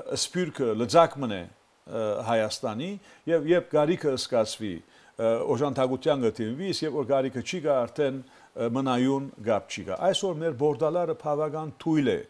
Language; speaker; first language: Armenian; early bilingual, heritage; Armenian